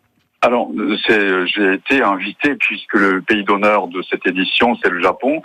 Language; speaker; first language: French; non-native, fluent; Japanese